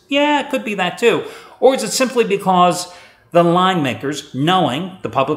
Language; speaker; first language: English; native; English